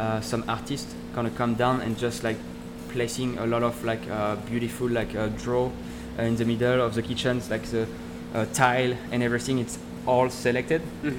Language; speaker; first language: English; non-native, learner; French